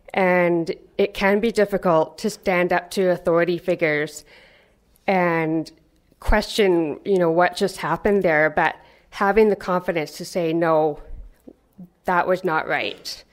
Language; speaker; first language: English; native; English